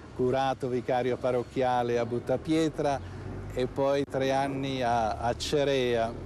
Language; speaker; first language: Italian; native; Italian